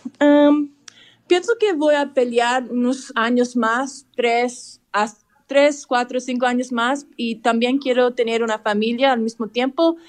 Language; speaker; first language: Spanish; early bilingual, heritage; English